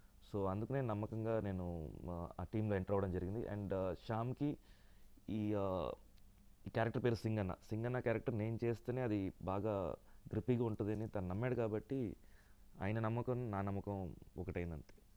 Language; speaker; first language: Telugu; native; Telugu